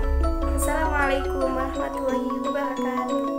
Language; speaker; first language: Arabic; non-native, learner; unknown